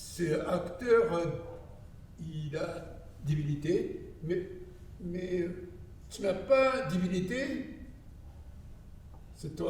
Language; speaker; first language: French; non-native, learner; Japanese